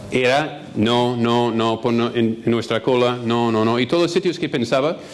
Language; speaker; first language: Spanish; non-native, fluent; English